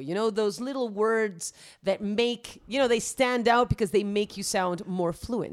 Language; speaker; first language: English; early bilingual, other home language; Spanish